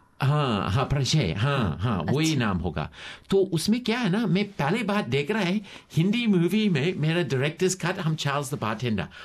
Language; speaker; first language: Hindi; non-native, fluent; English